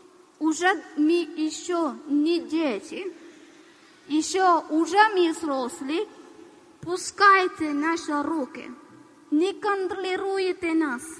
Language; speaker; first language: Ukrainian; non-native, learner; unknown